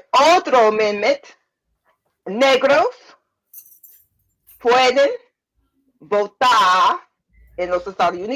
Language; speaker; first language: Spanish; non-native, learner; English